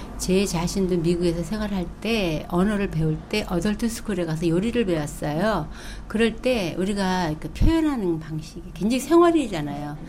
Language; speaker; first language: Korean; native; Korean